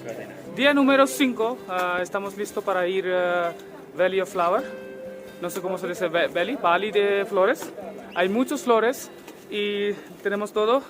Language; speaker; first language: Spanish; non-native, learner; Hindi